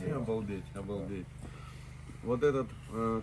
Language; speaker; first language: Russian; native; Russian